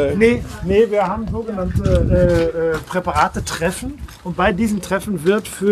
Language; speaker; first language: German; native; German